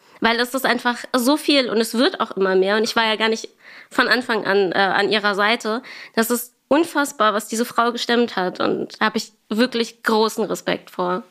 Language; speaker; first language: German; native; German